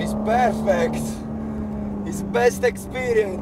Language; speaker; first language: English; non-native, learner; Italian